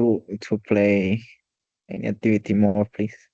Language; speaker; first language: English; non-native, learner; Spanish